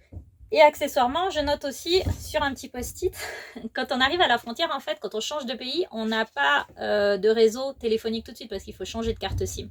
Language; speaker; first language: French; native; French